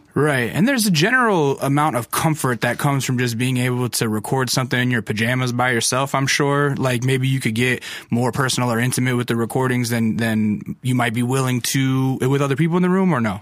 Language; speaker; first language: English; early bilingual, other home language; Italian